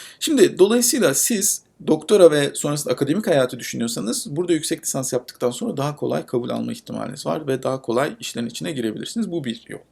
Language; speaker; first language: Turkish; native; Turkish